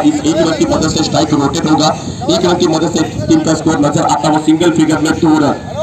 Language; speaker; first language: Hindi; non-native, local second language; Marathi